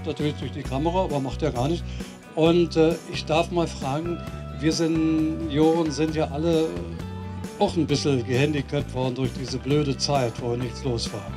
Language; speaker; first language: German; native; German